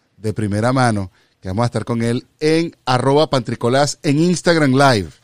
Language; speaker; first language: Spanish; native; Spanish